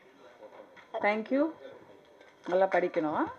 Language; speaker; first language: Tamil; native; Tamil